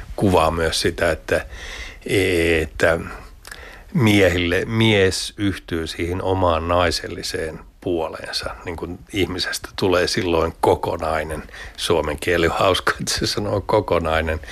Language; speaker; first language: Finnish; native; Finnish